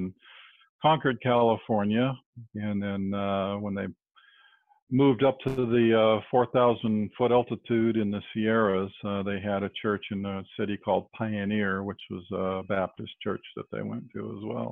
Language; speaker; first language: English; native; English